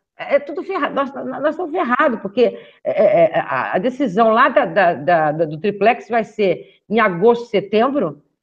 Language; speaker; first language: Portuguese; native; Portuguese